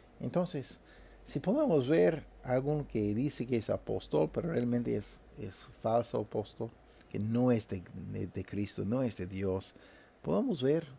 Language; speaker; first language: Spanish; non-native, fluent; English